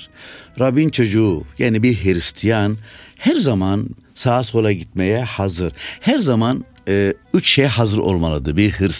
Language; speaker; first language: Turkish; non-native, local second language; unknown